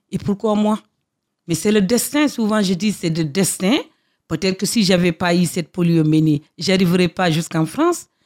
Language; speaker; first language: French; non-native, local second language; Fula